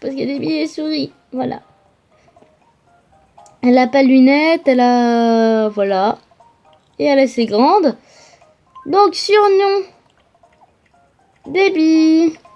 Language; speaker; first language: French; native; French